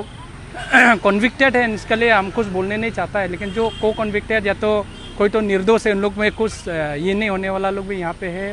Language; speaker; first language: Hindi; non-native, local second language; Karbi